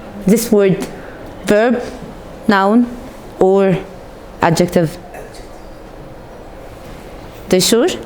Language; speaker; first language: English; non-native, fluent; Arabic